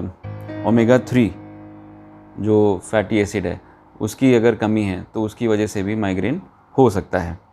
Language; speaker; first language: Hindi; native; Hindi